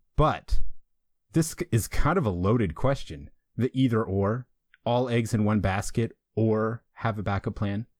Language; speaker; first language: English; native; English